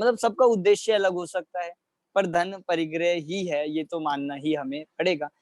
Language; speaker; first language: Hindi; native; Hindi